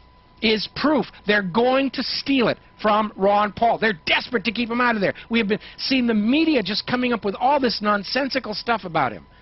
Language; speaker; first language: English; native; English